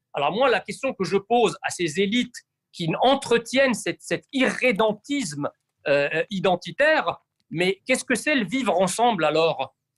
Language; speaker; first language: French; early bilingual, other home language; Arabic